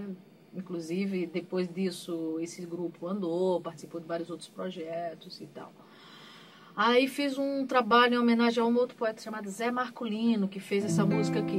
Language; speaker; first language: Portuguese; native; Portuguese